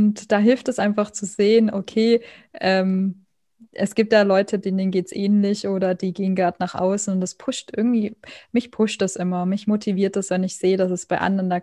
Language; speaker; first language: German; native; German